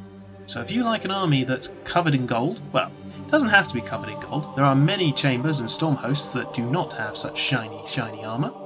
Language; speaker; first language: English; native; English